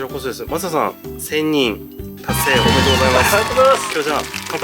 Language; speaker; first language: Japanese; native; Japanese